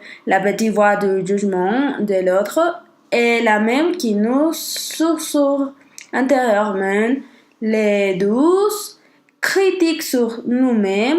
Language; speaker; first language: French; non-native, learner; Spanish